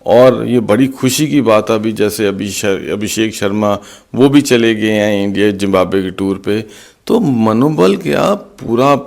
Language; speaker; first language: Hindi; non-native, local second language; Punjabi